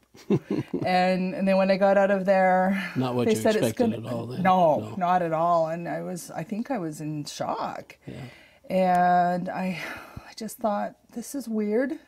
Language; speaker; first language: English; native; English